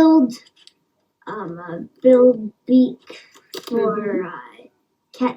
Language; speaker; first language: English; native; English